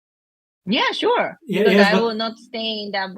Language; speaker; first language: English; non-native, learner; Japanese